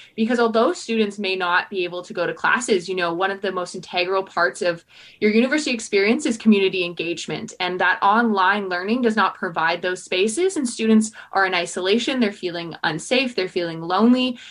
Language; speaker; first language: English; native; English